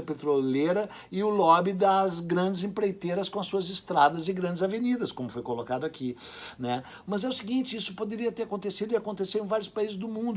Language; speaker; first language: Portuguese; native; Portuguese